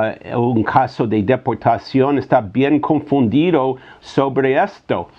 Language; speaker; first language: Spanish; non-native, fluent; English